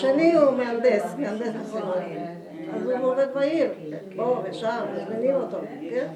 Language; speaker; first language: Hebrew; non-native, fluent; Spanish